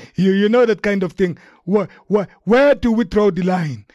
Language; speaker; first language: English; non-native, local second language; Zulu